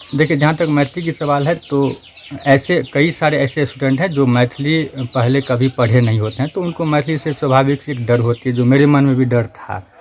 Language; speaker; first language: Hindi; non-native, local second language; Maithili